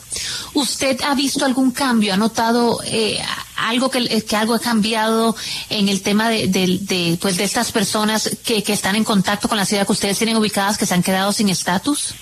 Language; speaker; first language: Spanish; native; Spanish